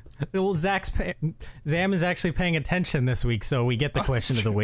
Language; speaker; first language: English; native; English